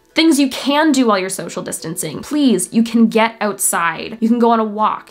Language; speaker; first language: English; native; English